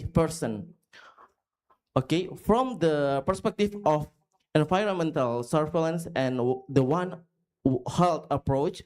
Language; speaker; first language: English; non-native, fluent; Indonesian